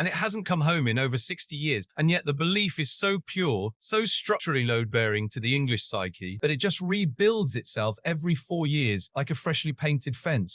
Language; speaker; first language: English; native; English